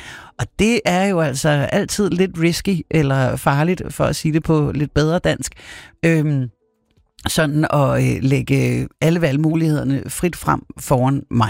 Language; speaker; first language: Danish; native; Danish